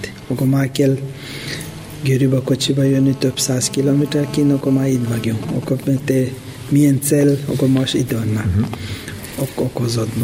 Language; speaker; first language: Hungarian; non-native, learner; Tibetan